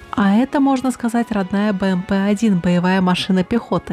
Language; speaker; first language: Russian; native; Russian